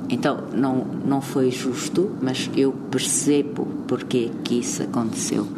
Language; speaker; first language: Portuguese; native; Portuguese